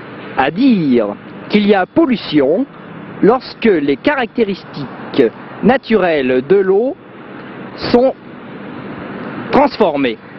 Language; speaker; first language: French; native; French